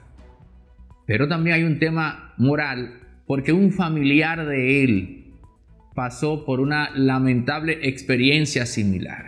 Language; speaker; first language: Spanish; native; Spanish